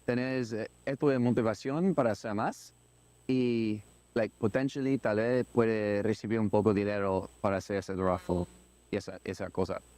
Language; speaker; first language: Spanish; non-native, learner; English